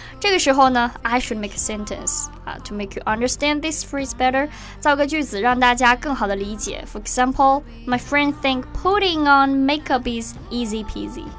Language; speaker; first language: English; non-native, fluent; Chinese